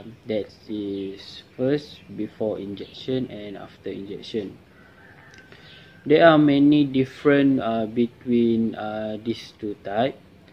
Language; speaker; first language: English; non-native, local second language; Malay